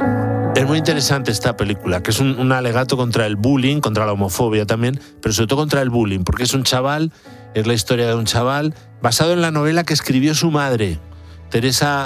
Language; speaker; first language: Spanish; native; Spanish